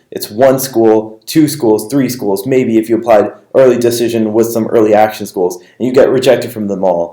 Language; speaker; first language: English; native; English